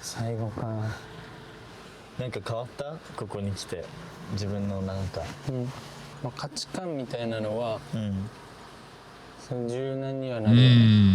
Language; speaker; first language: Japanese; native; Japanese